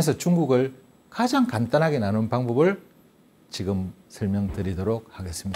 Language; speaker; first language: Korean; native; Korean